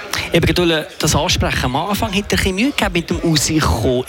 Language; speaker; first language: German; native; German